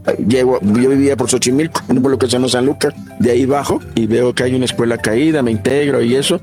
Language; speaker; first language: Spanish; native; Spanish